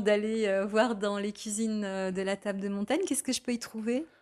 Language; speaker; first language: French; native; French